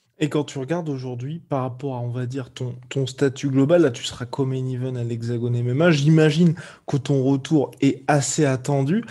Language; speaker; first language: French; native; French